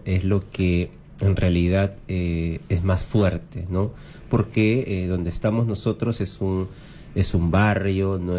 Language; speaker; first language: Spanish; native; Spanish